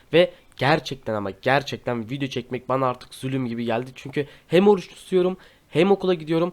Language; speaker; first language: Turkish; native; Turkish